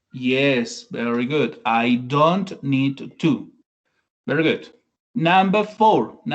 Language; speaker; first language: English; non-native, learner; Spanish